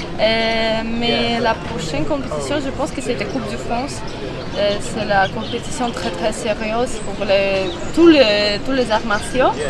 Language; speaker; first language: French; non-native, learner; Ukrainian